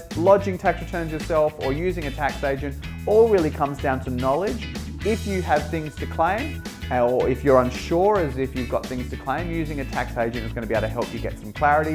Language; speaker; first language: English; native; English